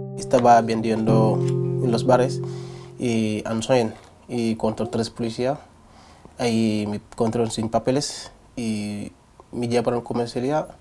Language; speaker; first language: Spanish; non-native, learner; Wolof